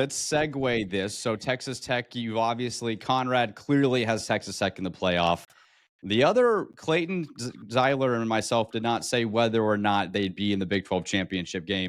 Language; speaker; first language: English; native; English